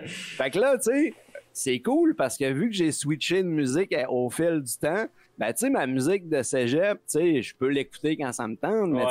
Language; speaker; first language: French; native; French